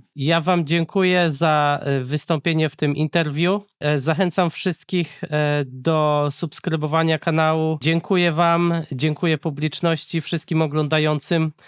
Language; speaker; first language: Polish; native; Polish